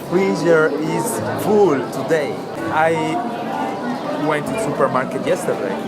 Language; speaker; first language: English; non-native, learner; Spanish